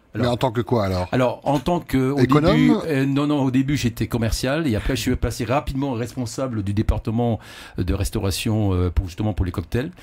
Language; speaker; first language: French; native; French